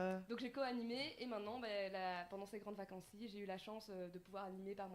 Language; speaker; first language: French; native; French